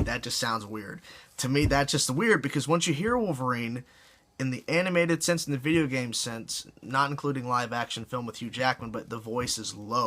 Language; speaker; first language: English; native; English